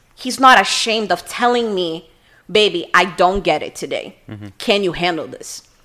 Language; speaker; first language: English; non-native, fluent; Portuguese